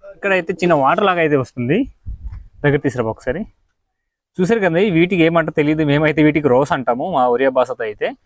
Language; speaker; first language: Telugu; non-native, local second language; Odia